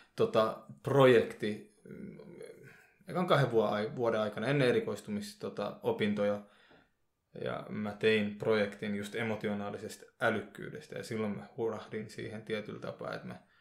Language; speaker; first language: Finnish; early bilingual, other home language; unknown